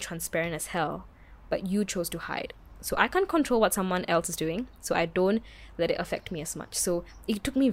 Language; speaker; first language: English; native; English